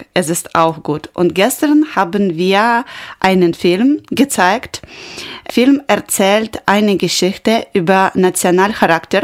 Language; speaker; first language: German; non-native, learner; Ukrainian